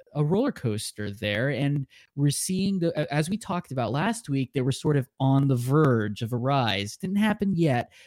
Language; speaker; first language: English; native; English